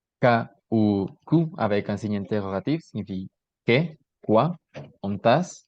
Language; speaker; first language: French; non-native, learner; Spanish